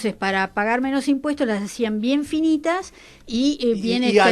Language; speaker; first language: Spanish; native; Spanish